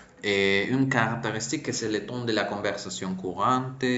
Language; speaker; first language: French; non-native, fluent; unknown